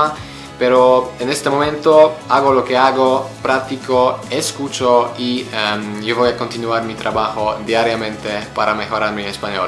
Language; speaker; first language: Spanish; non-native, learner; Polish